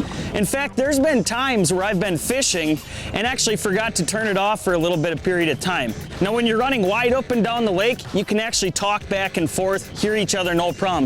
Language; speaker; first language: English; native; English